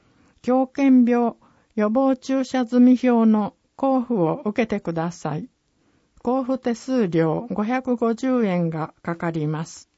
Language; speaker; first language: Japanese; native; Japanese